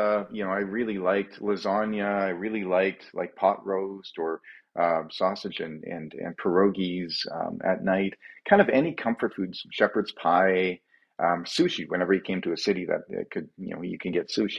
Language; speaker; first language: English; native; English